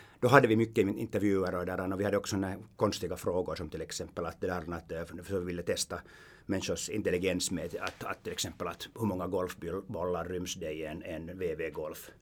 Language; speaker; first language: Swedish; non-native, local second language; Finnish